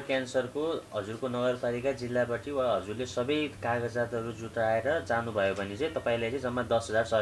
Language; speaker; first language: Nepali; native; Nepali